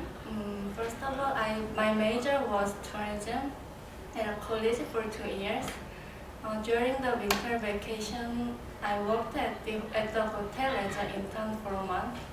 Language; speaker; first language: English; non-native, learner; Korean